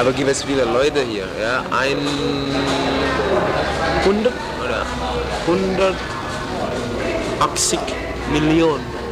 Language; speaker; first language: German; non-native, learner; Javanese